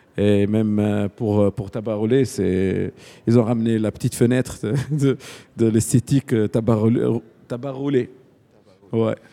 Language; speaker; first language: French; non-native, local second language; Arabic